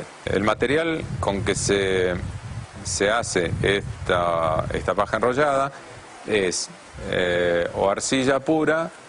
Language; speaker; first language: Spanish; native; Spanish